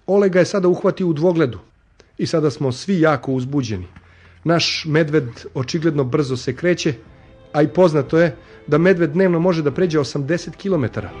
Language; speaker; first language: Serbian; native; Serbian